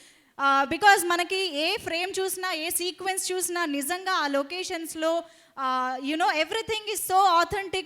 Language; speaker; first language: Telugu; native; Telugu